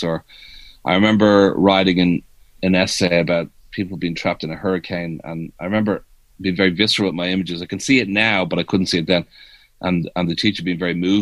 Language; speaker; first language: English; native; English